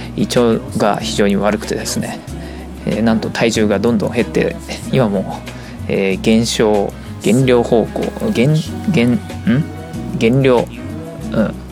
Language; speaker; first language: Japanese; native; Japanese